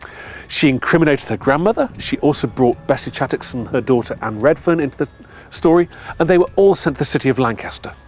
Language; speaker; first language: English; native; English